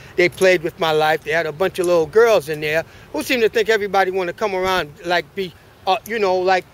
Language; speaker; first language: English; native; English